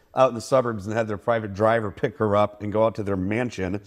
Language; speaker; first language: English; native; English